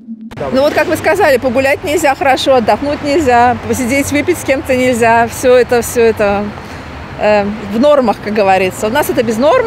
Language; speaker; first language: Russian; native; Russian